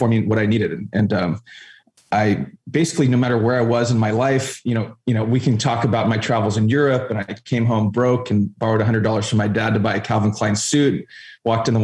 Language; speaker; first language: English; native; English